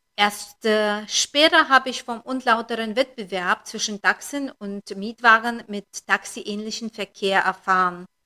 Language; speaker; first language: German; non-native, fluent; Lithuanian